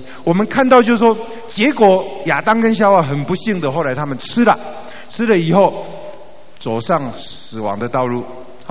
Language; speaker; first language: Chinese; native; Chinese